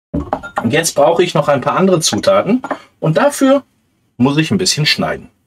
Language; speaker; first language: German; native; German